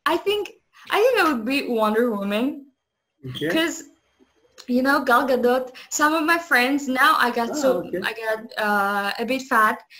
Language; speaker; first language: English; non-native, learner; Azerbaijani